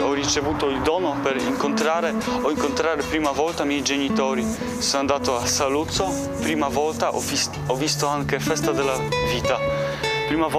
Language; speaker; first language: Italian; non-native, learner; Polish